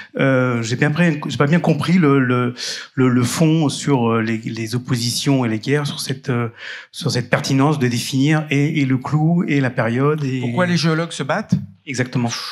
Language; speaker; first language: French; native; French